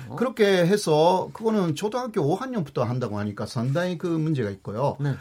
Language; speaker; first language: Korean; non-native, fluent; Japanese